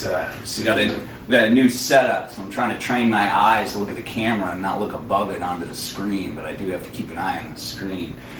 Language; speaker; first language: English; native; English